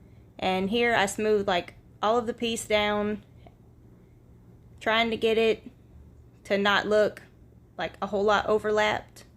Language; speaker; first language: English; native; English